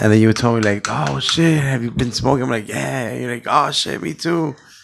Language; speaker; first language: English; early bilingual, other home language; Spanish